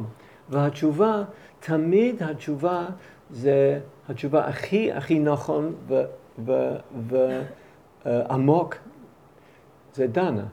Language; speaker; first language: Hebrew; non-native, fluent; English